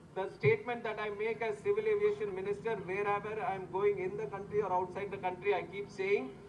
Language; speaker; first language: English; non-native, local second language; Telugu